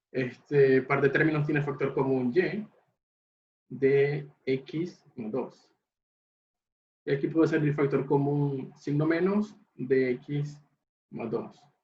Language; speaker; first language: Spanish; native; Spanish